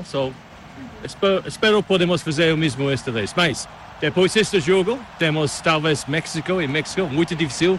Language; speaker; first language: Portuguese; non-native, learner; English